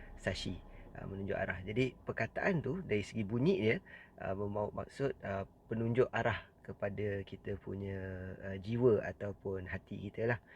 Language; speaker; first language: Malay; native; Malay